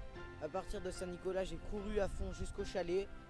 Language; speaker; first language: French; native; French